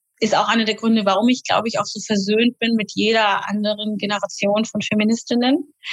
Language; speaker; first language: German; native; German